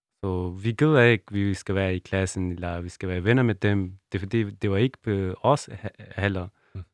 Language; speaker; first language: Danish; non-native, learner; Persian